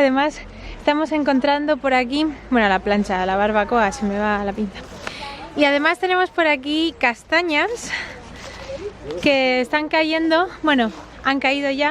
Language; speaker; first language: Spanish; native; Spanish